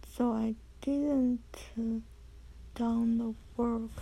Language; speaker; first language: English; non-native, learner; Chinese